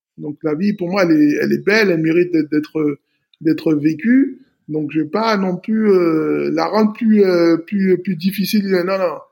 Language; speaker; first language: French; native; French